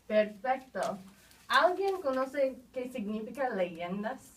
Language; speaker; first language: Spanish; non-native, fluent; English